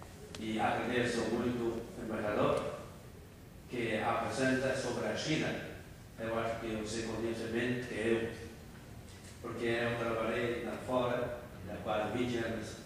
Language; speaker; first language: Portuguese; non-native, fluent; Chinese